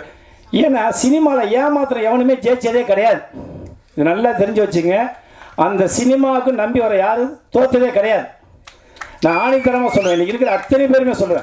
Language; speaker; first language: Tamil; native; Tamil